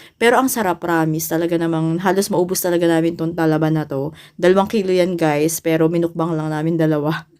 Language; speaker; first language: Filipino; native; Filipino